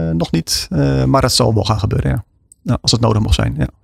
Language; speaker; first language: Dutch; native; Dutch